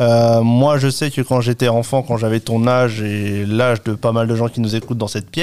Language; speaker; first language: French; native; French